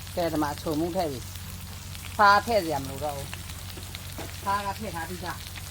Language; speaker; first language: Burmese; non-native, local second language; Shan